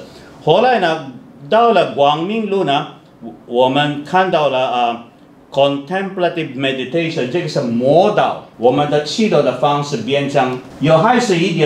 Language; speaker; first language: Chinese; non-native, fluent; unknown